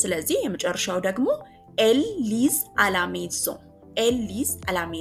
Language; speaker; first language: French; non-native, fluent; Amharic